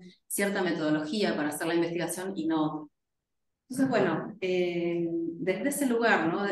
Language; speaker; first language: Spanish; native; Spanish